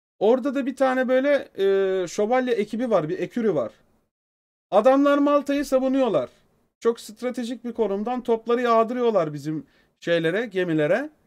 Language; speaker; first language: Turkish; native; Turkish